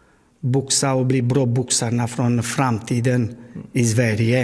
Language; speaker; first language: Swedish; non-native, learner; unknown